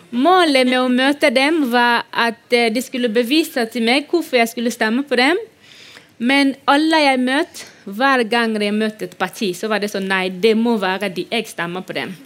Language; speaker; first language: Norwegian; non-native, fluent; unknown